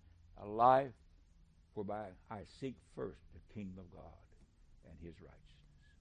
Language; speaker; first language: English; native; English